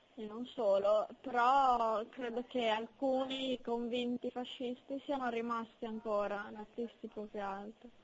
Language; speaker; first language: Italian; native; Italian